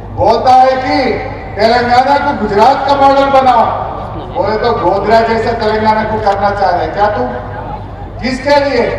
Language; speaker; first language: Hindi; non-native, local second language; Telugu